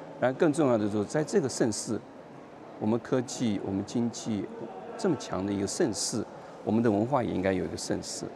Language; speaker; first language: Chinese; native; Chinese